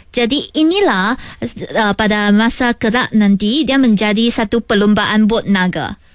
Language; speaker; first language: Malay; non-native, local second language; Chinese